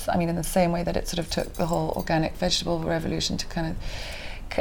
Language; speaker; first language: English; native; English